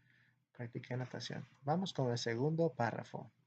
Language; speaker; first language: Spanish; non-native, fluent; English